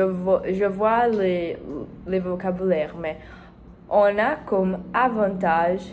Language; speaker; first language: French; non-native, learner; Spanish